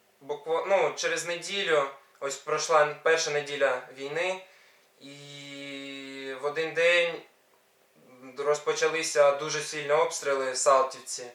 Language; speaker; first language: Ukrainian; non-native, local second language; Russian